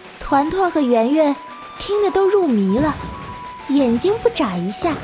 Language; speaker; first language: Chinese; native; Chinese